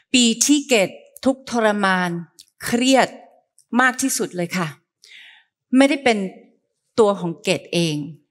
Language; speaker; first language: Thai; early bilingual, heritage; Thai